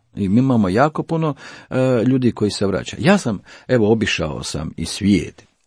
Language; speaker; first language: Croatian; native; Croatian